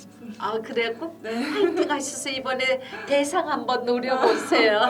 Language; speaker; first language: Korean; native; Korean